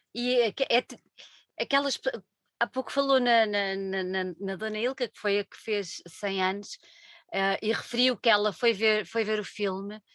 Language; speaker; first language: Portuguese; native; Portuguese